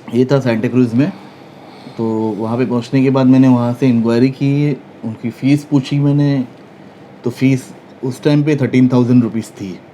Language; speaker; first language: Hindi; non-native, local second language; Marathi